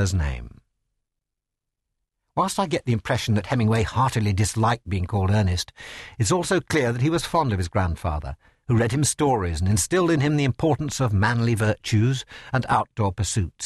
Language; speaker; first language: English; native; English